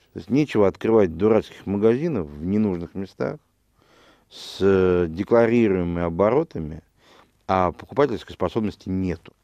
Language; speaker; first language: Russian; native; Russian